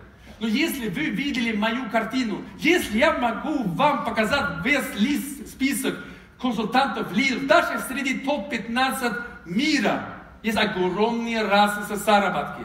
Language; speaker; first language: Russian; non-native, fluent; Swedish